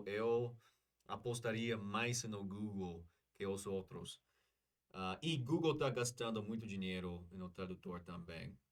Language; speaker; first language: Portuguese; non-native, learner; English